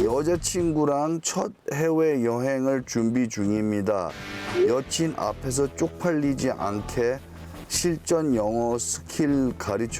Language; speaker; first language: Korean; early bilingual, heritage; Korean